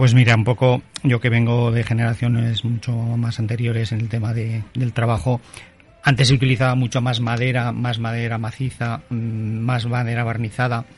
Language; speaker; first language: Spanish; native; Spanish